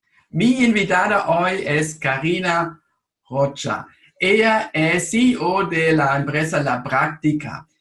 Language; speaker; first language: Spanish; non-native, fluent; German